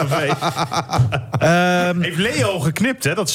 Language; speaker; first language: Dutch; native; Dutch